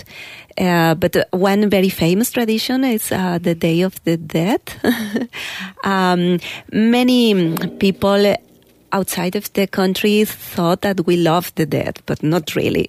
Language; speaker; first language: English; non-native, learner; Spanish